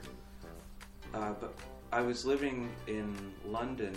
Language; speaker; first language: English; native; English